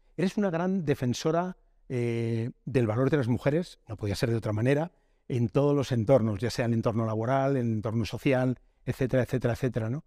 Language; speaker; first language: Spanish; native; Spanish